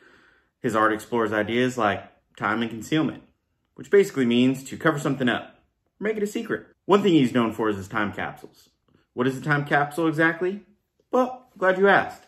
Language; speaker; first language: English; native; English